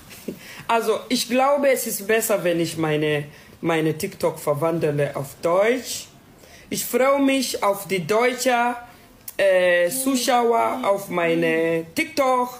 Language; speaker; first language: German; non-native, learner; Swahili